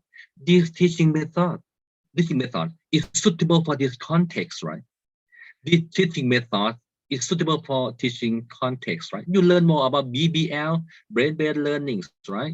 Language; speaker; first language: English; non-native, learner; Thai